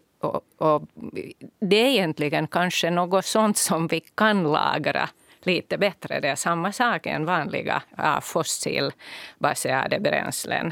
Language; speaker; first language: Swedish; non-native, local second language; Finnish